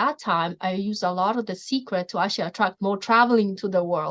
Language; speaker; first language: English; non-native, fluent; Polish